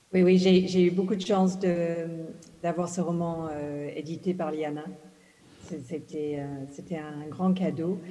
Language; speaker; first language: French; early bilingual, other home language; English